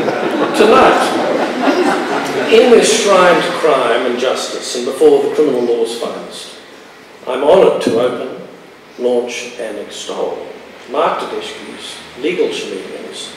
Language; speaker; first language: English; native; English